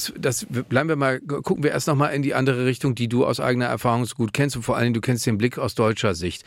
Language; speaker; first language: German; native; German